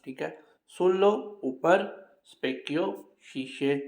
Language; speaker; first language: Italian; non-native, fluent; Urdu